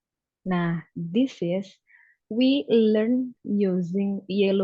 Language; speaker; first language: English; non-native, learner; Indonesian